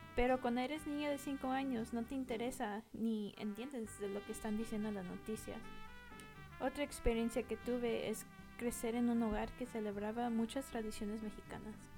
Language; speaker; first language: Spanish; early bilingual, heritage; Spanish